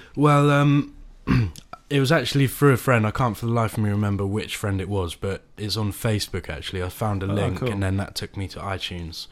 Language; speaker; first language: English; native; English